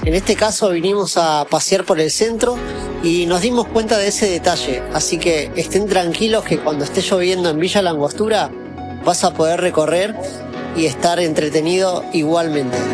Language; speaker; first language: Spanish; native; Spanish